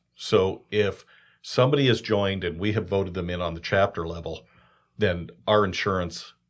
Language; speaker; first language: English; native; English